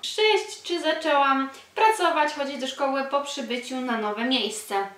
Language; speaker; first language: Polish; early bilingual, heritage; Polish